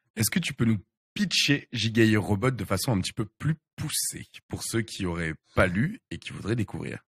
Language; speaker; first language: French; native; French